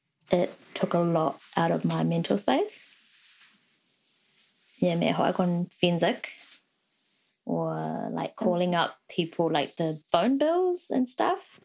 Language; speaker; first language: English; early bilingual, other home language; Vietnamese